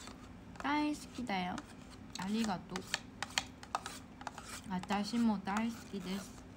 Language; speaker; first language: Japanese; non-native, fluent; Korean